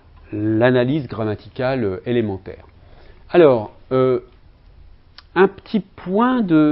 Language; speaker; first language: French; native; French